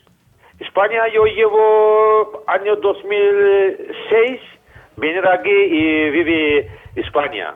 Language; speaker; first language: Spanish; non-native, learner; Azerbaijani